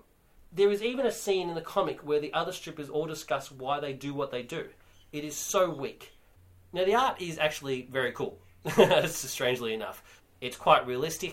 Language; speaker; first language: English; native; English